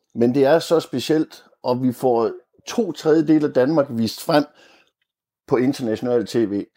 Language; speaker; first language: Danish; native; Danish